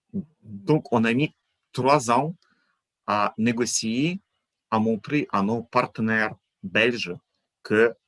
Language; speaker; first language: French; non-native, fluent; Ukrainian